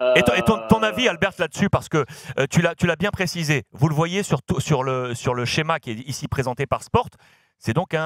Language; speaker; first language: French; native; French